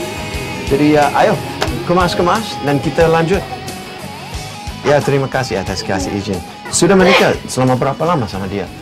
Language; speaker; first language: Indonesian; non-native, fluent; English